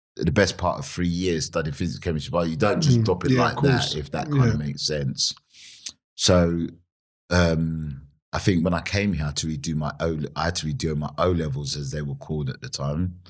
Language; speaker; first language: English; native; English